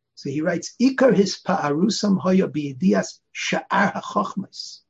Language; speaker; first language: English; native; English